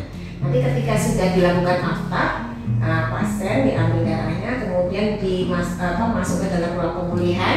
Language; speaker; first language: Indonesian; native; Indonesian